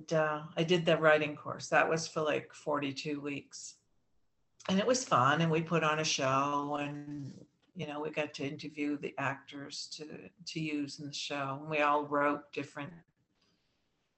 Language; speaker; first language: English; native; English